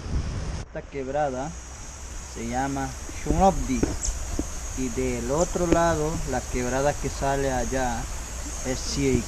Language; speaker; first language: Spanish; non-native, local second language; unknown